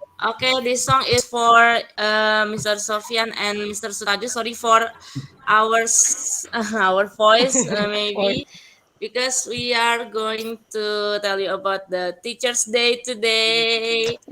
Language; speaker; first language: English; non-native, learner; Indonesian